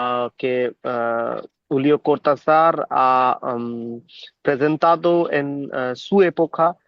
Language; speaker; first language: Spanish; non-native, learner; Bangla